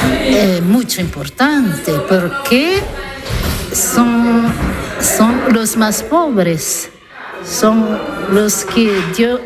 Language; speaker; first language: Spanish; non-native, learner; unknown